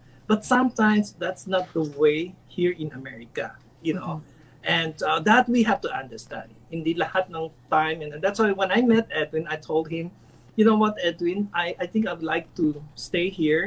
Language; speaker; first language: English; non-native, local second language; Filipino